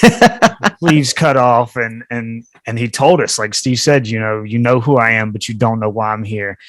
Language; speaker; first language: English; native; English